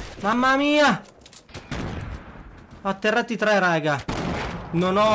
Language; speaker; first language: Italian; native; Italian